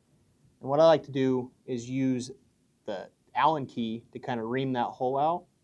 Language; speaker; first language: English; native; English